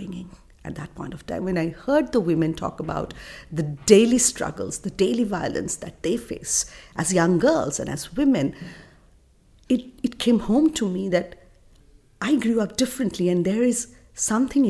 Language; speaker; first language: English; non-native, local second language; Bangla